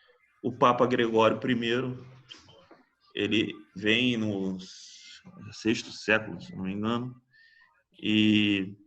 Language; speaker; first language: Portuguese; native; Portuguese